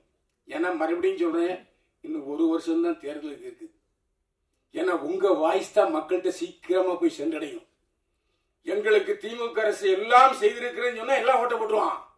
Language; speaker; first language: Tamil; native; Tamil